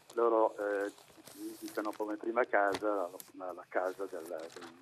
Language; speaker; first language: Italian; native; Italian